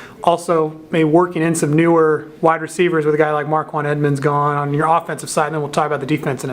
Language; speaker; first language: English; native; English